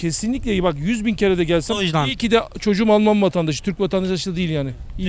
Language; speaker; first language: Turkish; native; Turkish